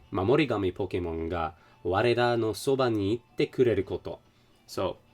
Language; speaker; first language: Japanese; non-native, learner; English